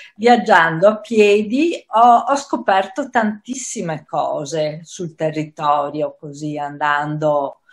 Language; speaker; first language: Italian; native; Italian